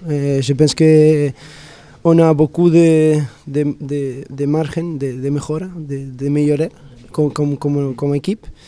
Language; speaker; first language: French; non-native, learner; Spanish